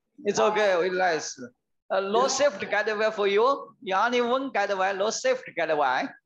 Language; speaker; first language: English; non-native, learner; Chinese